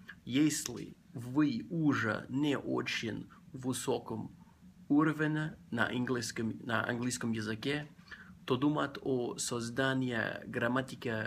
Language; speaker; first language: Russian; non-native, learner; English